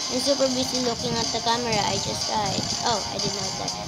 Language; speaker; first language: English; non-native, local second language; Filipino